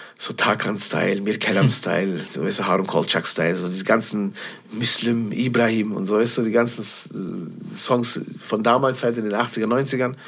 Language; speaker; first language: German; native; German